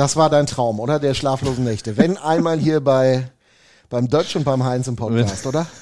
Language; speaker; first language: German; native; German